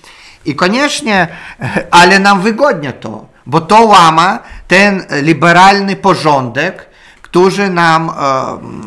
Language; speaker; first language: Polish; non-native, learner; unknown